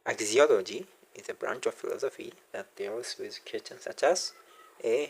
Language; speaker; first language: English; non-native, local second language; Amharic